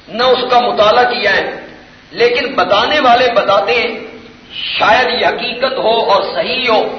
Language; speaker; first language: Urdu; non-native, local second language; Punjabi